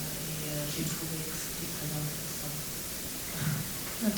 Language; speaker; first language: French; non-native, fluent; English